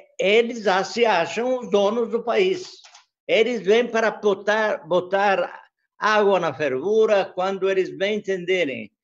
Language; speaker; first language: Portuguese; early bilingual, other home language; Italian